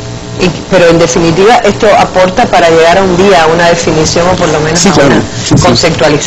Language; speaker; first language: Spanish; native; Spanish